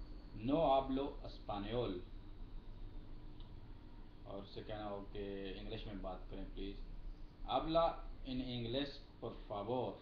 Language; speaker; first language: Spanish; non-native, learner; Urdu